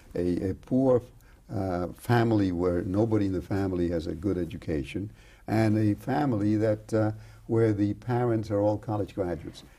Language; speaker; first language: English; early bilingual, other home language; Spanish